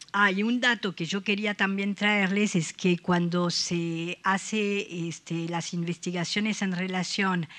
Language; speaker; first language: Spanish; non-native, fluent; French